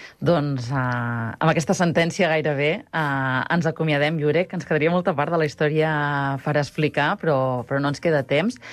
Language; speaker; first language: Catalan; native; Catalan